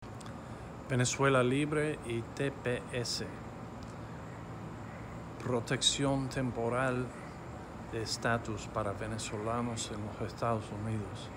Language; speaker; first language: Spanish; non-native, fluent; English